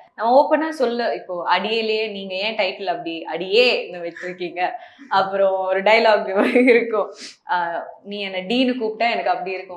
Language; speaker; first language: Tamil; non-native, local second language; Malayalam